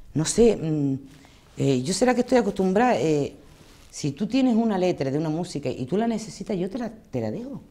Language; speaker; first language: Spanish; native; Spanish